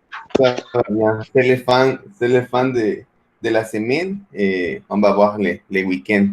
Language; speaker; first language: French; non-native, fluent; Spanish